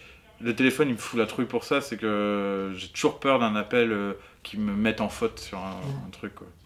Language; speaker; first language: French; native; French